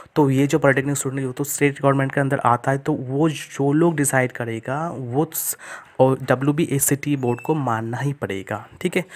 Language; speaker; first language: Hindi; non-native, local second language; Bangla